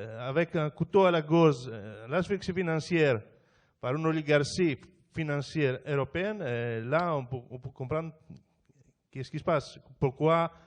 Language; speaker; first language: French; non-native, fluent; Greek